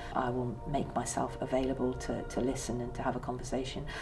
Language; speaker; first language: English; early bilingual, other home language; Persian